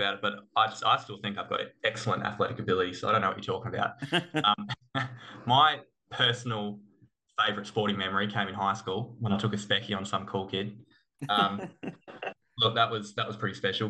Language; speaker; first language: English; native; English